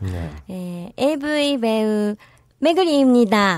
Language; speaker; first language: Korean; non-native, learner; Japanese